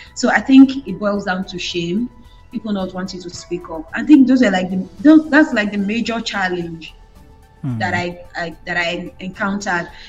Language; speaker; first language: English; non-native, local second language; Bini